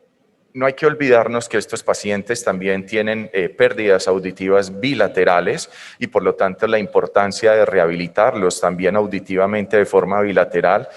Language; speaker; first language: Spanish; native; Spanish